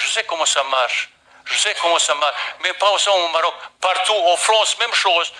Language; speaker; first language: French; non-native, fluent; Bosnian